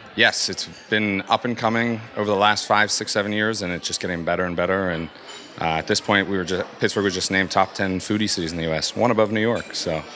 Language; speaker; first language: English; native; English